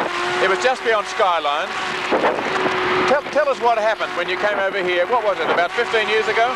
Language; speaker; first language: English; native; English